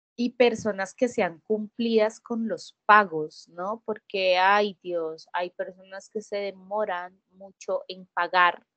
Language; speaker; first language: Spanish; native; Spanish